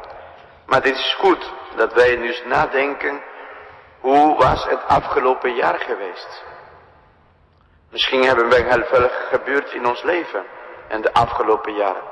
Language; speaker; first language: Dutch; non-native, fluent; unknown